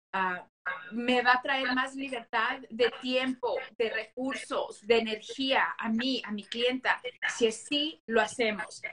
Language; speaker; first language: Spanish; early bilingual, heritage; Spanish